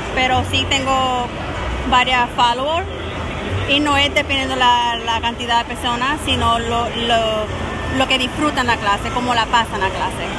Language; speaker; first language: Spanish; native; Spanish